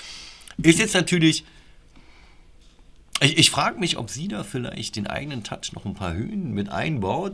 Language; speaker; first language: German; native; German